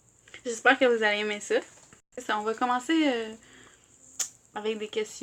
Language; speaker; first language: French; native; French